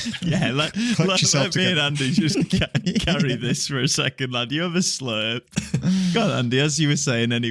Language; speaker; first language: English; native; English